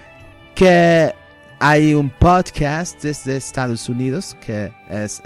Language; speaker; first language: Spanish; non-native, learner; English